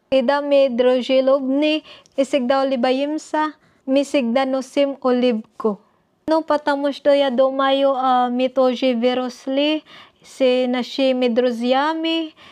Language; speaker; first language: Russian; non-native, learner; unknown